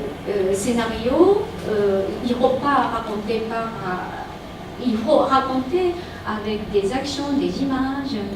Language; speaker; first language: French; non-native, fluent; Japanese